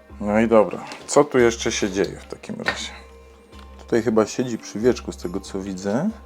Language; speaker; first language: Polish; native; Polish